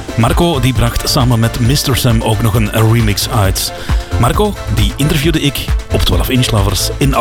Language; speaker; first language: Dutch; native; Dutch